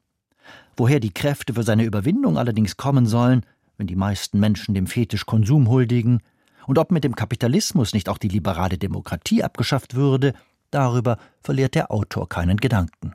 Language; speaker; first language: German; native; German